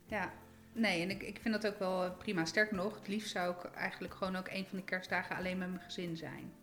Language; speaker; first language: Dutch; native; Dutch